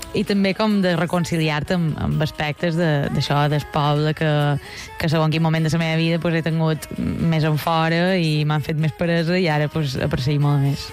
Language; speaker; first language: Catalan; native; Catalan